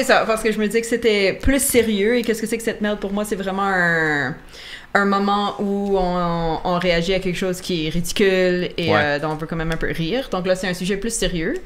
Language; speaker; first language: French; native; French